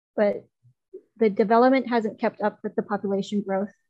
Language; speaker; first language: English; non-native, fluent; Chinese